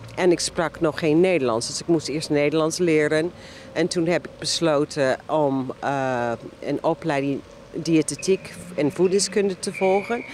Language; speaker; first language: Dutch; non-native, fluent; English